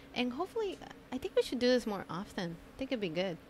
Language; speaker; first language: English; non-native, fluent; Spanish